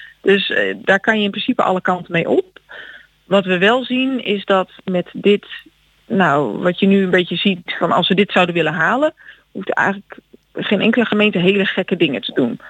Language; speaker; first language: Dutch; native; Dutch